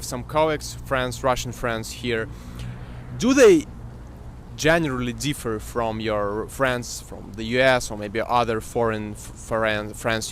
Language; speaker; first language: English; non-native, fluent; Russian